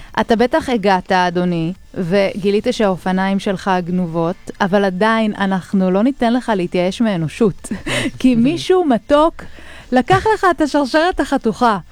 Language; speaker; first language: Hebrew; native; Hebrew